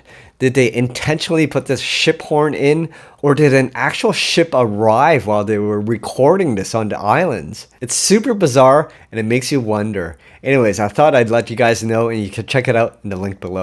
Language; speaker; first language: English; native; English